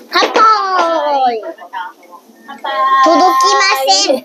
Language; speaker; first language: Japanese; early bilingual, heritage; Japanese